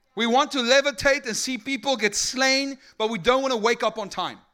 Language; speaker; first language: English; non-native, local second language; Afrikaans